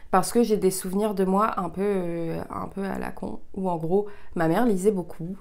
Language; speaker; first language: French; early bilingual, heritage; French